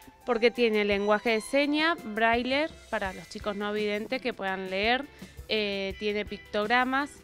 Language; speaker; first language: Spanish; native; Spanish